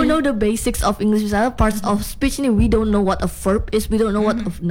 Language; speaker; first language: English; non-native, fluent; Indonesian